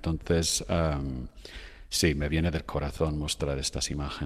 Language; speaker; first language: Spanish; non-native, fluent; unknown